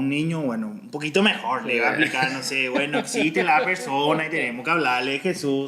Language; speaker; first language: Spanish; native; Spanish